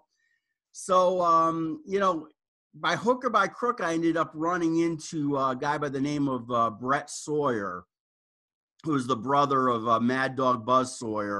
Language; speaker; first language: English; native; English